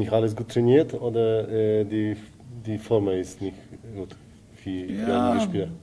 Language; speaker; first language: German; non-native, learner; Polish